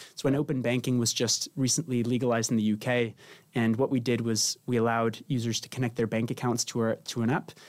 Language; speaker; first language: English; non-native, fluent; Spanish